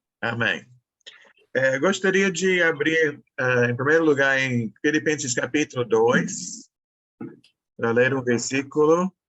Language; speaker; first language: Portuguese; non-native, fluent; English